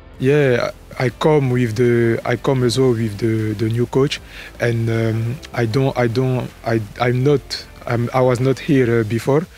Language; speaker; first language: English; non-native, learner; French